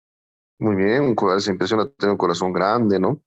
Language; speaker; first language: Spanish; native; Spanish